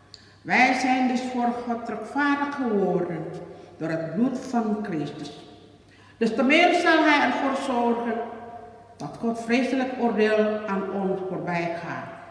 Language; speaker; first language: Dutch; non-native, learner; Indonesian